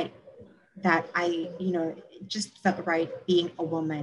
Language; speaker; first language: English; non-native, local second language; Cebuano